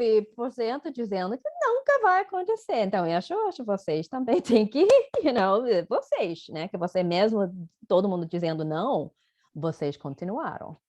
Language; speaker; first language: Portuguese; non-native, fluent; English